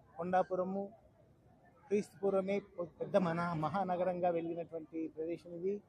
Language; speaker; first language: Telugu; native; Telugu